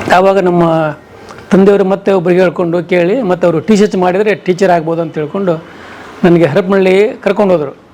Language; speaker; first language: Kannada; native; Kannada